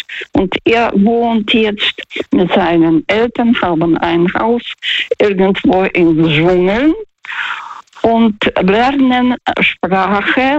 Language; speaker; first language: German; non-native, fluent; Russian